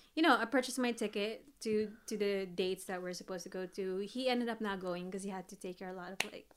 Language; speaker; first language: English; early bilingual, other home language; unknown